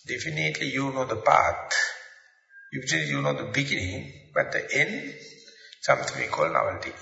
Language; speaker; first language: English; non-native, local second language; Sinhala